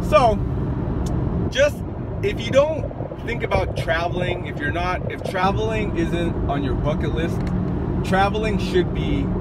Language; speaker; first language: English; native; English